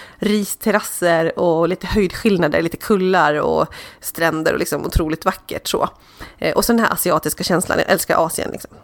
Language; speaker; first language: Swedish; native; Swedish